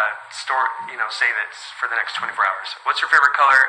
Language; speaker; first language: English; early bilingual, other home language; Spanish